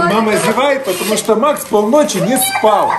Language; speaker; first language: Russian; native; Russian